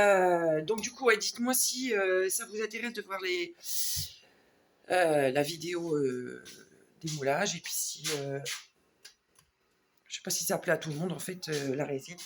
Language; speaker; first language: French; native; French